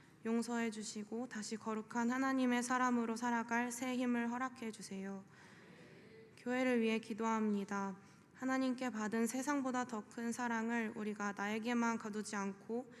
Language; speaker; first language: Korean; native; Korean